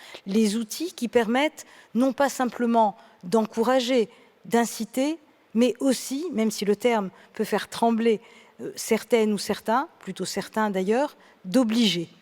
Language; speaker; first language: French; native; French